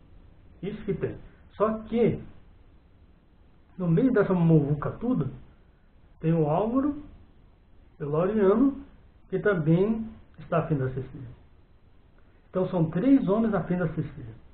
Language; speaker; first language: Portuguese; native; Portuguese